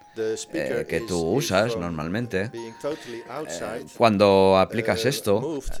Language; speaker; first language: Spanish; non-native, fluent; Dutch